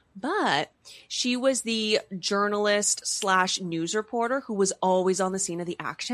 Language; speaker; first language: English; native; English